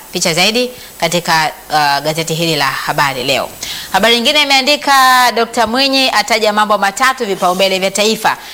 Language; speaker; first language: Swahili; native; Swahili